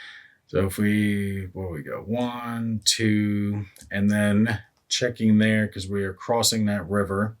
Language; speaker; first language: English; native; English